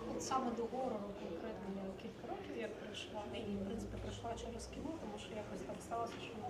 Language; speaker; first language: Ukrainian; non-native, local second language; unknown